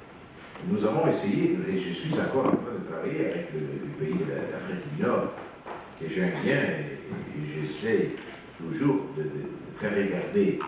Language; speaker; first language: French; non-native, fluent; Italian